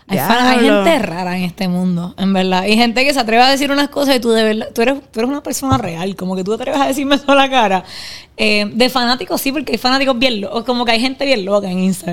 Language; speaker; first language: Spanish; native; Spanish